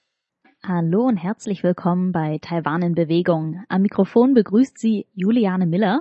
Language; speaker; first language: German; native; German